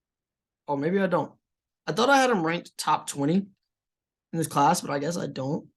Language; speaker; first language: English; native; English